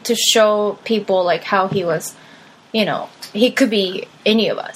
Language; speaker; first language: English; non-native, fluent; Japanese